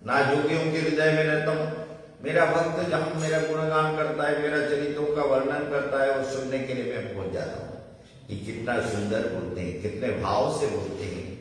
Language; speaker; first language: Hindi; non-native, local second language; Bangla